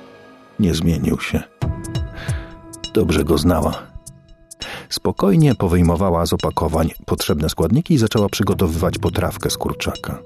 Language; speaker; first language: Polish; native; Polish